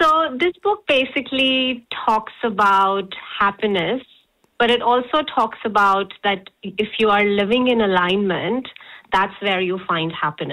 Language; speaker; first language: English; non-native, local second language; Hindi